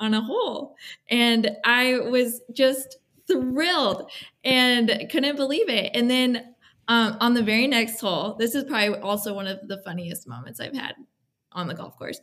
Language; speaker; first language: English; native; English